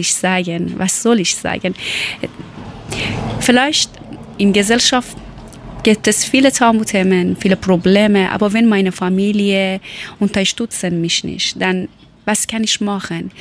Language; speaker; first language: German; non-native, learner; Persian